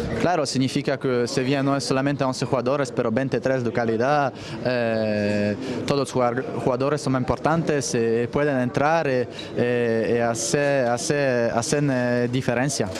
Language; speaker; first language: Spanish; non-native, fluent; Polish